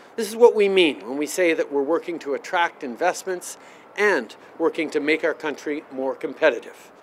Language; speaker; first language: English; native; English